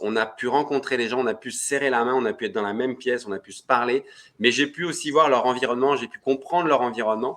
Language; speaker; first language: French; native; French